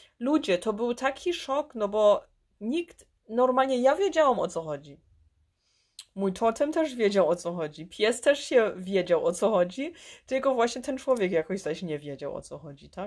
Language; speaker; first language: Polish; early bilingual, heritage; Polish